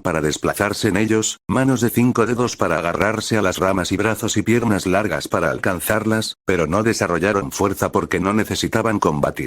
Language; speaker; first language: Spanish; native; Spanish